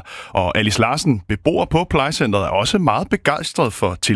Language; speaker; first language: Danish; native; Danish